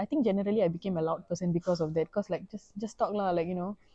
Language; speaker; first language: English; non-native, local second language; Tamil